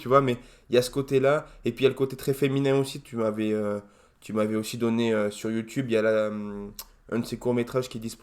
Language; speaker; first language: French; native; French